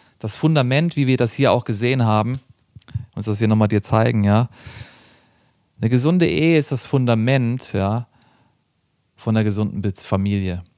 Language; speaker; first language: German; native; German